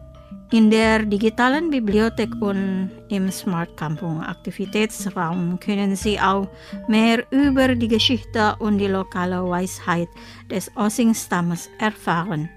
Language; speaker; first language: German; non-native, fluent; Indonesian